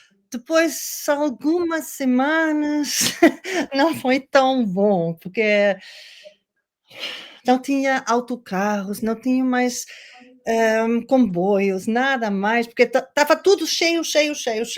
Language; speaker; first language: Portuguese; non-native, learner; Dutch